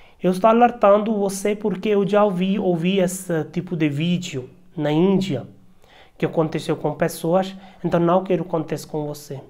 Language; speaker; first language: Portuguese; non-native, learner; Hindi